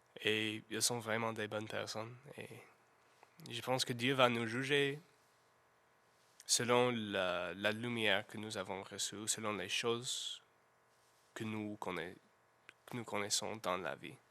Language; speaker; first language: French; non-native, learner; English